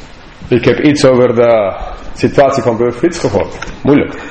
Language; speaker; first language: Dutch; non-native, fluent; English